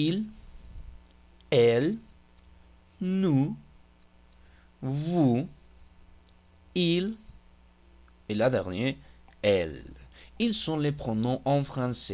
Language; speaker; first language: French; non-native, fluent; Spanish